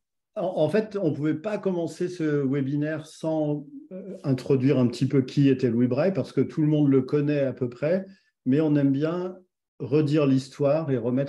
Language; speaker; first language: French; native; French